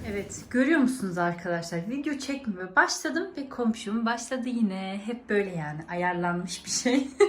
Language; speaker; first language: Turkish; early bilingual, heritage; Turkish